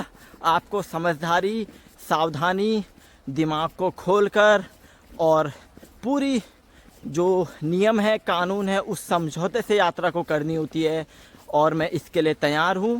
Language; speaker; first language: Hindi; native; Hindi